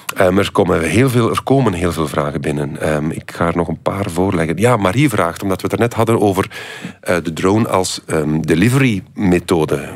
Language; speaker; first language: Dutch; native; Dutch